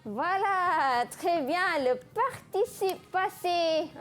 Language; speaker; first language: French; non-native, fluent; Malay